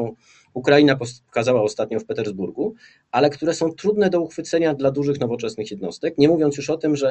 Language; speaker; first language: Polish; native; Polish